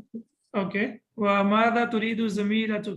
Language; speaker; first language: Arabic; non-native, fluent; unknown